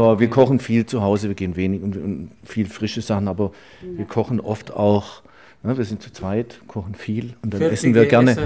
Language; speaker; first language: German; native; German